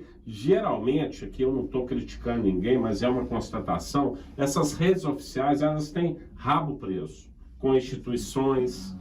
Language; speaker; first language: Portuguese; native; Portuguese